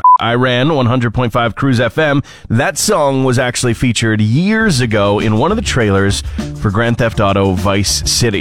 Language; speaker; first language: English; native; English